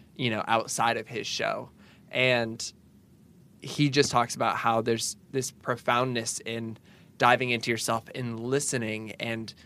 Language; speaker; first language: English; native; English